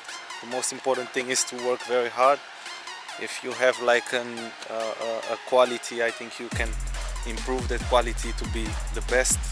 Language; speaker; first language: English; non-native, learner; Portuguese